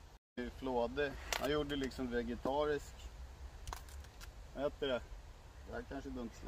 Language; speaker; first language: Swedish; native; Swedish